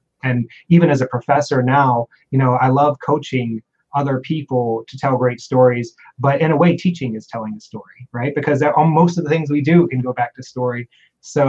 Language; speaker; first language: English; native; English